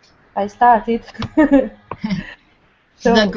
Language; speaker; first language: English; non-native, learner; Hungarian